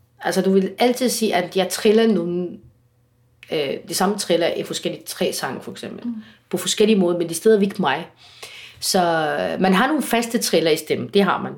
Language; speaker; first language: Danish; non-native, fluent; Arabic